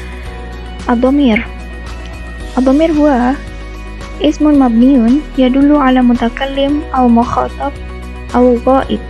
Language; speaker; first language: Arabic; non-native, learner; Indonesian